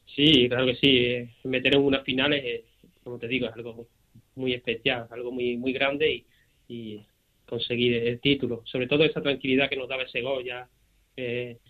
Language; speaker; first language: Spanish; native; Spanish